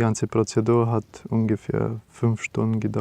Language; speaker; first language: German; non-native, fluent; Romanian